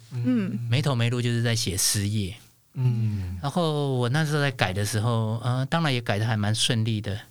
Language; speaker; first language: Chinese; non-native, local second language; Hakka Chinese